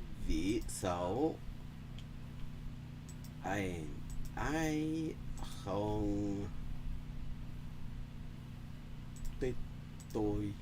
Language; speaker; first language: Vietnamese; non-native, learner; English